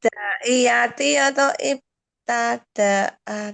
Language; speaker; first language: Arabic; non-native, learner; Indonesian